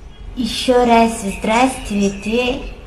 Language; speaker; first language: Russian; non-native, local second language; Kyrgyz